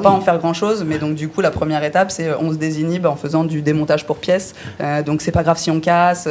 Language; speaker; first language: French; native; French